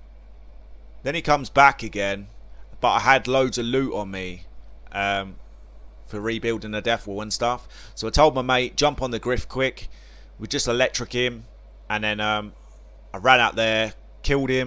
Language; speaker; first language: English; native; English